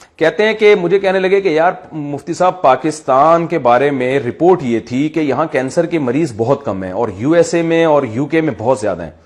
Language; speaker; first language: Urdu; native; Urdu